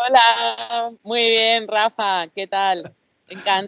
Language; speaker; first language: Spanish; native; Spanish